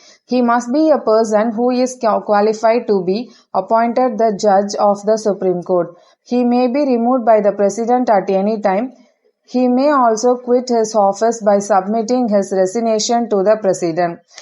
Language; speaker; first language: English; non-native, local second language; Tamil